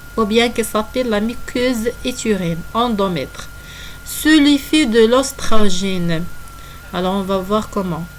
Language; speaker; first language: French; non-native, local second language; Arabic